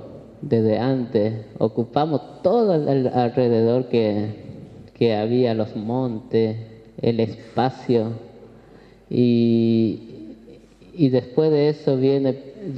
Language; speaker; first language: Spanish; non-native, local second language; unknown